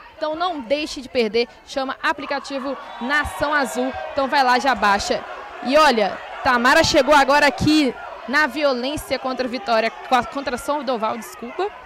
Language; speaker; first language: Portuguese; native; Portuguese